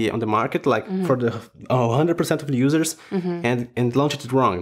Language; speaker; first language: English; non-native, fluent; Portuguese